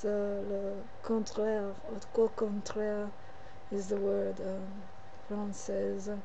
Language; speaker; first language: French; non-native, learner; English